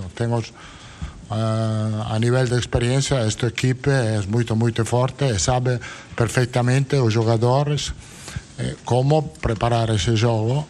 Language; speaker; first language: Portuguese; non-native, fluent; Italian